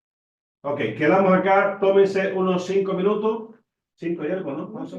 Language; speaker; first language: Spanish; native; Spanish